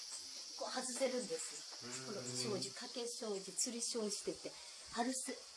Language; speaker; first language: Japanese; native; Japanese